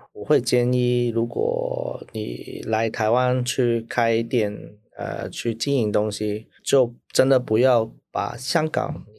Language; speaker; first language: Chinese; non-native, local second language; Cantonese